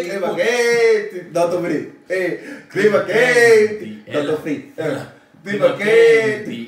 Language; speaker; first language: Portuguese; native; Portuguese